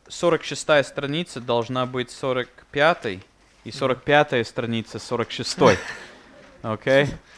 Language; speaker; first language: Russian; non-native, fluent; English